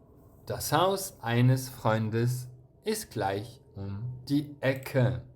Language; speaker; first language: German; non-native, fluent; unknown